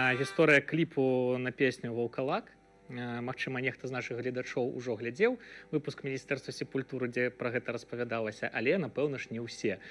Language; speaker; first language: Belarusian; native; Belarusian